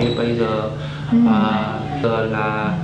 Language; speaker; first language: Vietnamese; non-native, learner; Chinese